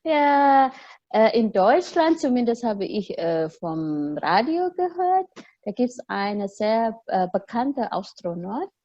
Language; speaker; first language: German; non-native, fluent; Indonesian